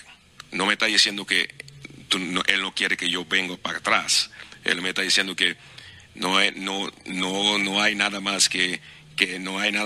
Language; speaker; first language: Spanish; non-native, fluent; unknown